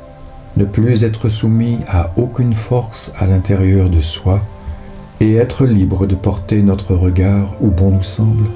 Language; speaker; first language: French; native; French